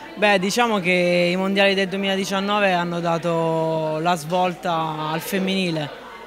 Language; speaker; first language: Italian; native; Italian